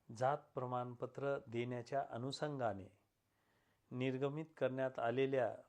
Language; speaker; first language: Marathi; non-native, local second language; Lambadi